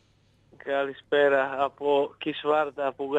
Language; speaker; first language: Greek; non-native, fluent; Serbian